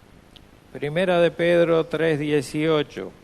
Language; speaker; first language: Spanish; native; Spanish